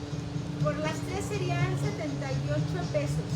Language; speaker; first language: Spanish; native; Spanish